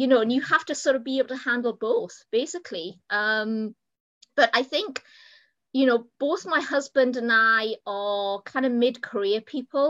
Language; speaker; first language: English; native; English